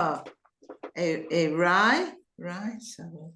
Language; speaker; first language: French; non-native, learner; English